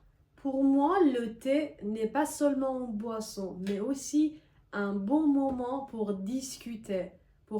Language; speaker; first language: French; non-native, fluent; Persian